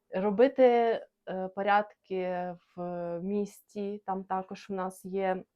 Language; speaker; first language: Ukrainian; non-native, local second language; Russian